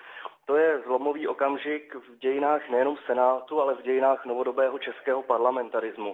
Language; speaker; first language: Czech; native; Czech